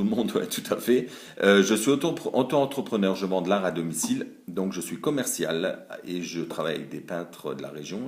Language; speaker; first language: French; native; French